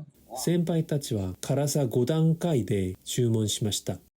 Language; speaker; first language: Japanese; non-native, learner; Korean